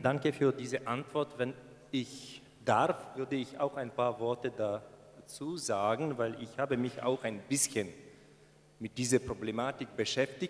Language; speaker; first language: German; non-native, fluent; Ukrainian